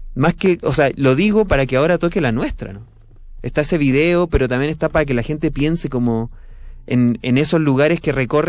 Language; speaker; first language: Spanish; native; Spanish